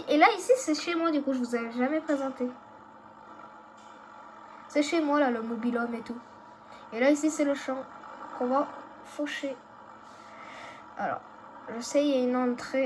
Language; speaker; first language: French; native; French